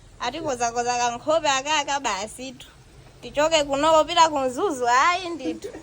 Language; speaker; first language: Nyanja; non-native, local second language; Tumbuka